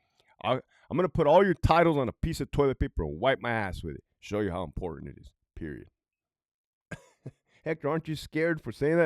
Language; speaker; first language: English; native; English